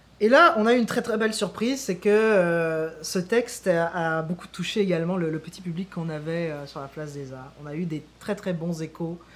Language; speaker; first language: French; native; French